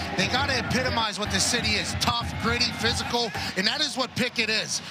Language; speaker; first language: English; native; English